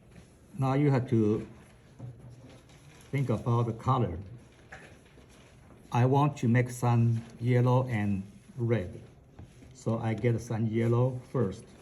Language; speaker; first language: English; non-native, fluent; Chinese